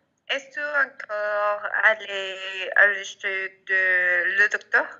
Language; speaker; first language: French; non-native, learner; Spanish